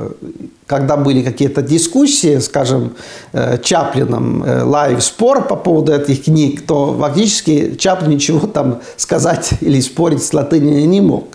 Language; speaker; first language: Russian; non-native, fluent; Estonian